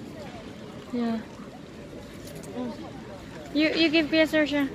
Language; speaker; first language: English; non-native, fluent; Filipino